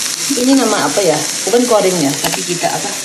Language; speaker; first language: Indonesian; non-native, fluent; Thai